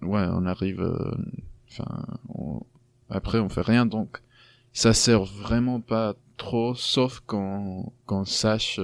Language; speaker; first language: French; non-native, fluent; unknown